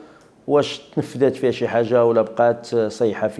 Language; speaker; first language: Arabic; native; Arabic